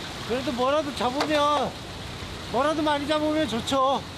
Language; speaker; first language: Korean; native; Korean